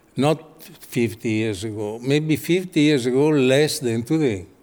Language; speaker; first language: English; non-native, fluent; Italian